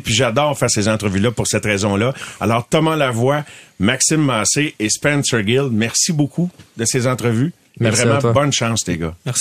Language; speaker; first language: French; native; French